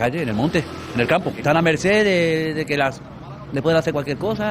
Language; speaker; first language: Spanish; native; Spanish